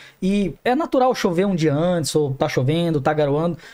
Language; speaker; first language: Portuguese; native; Portuguese